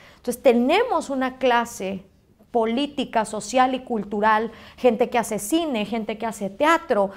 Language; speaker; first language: Spanish; native; Spanish